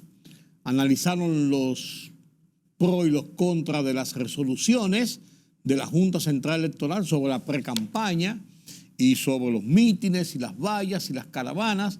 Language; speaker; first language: Spanish; native; Spanish